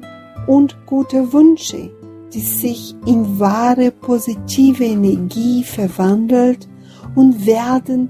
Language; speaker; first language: German; non-native, fluent; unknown